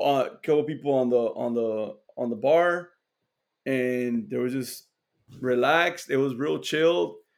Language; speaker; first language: English; early bilingual, other home language; Spanish